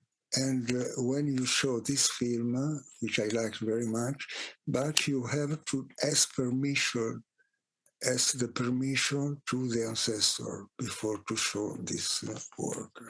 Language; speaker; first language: English; non-native, fluent; Italian